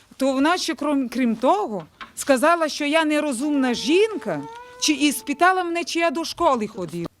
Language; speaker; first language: Ukrainian; native; Ukrainian